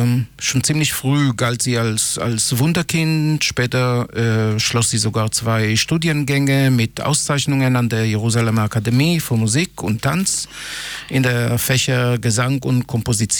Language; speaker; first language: German; native; German